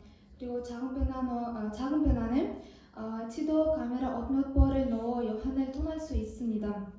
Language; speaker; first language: Korean; non-native, learner; Kazakh